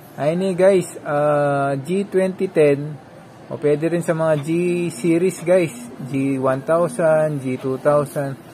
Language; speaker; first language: Filipino; non-native, local second language; Pampanga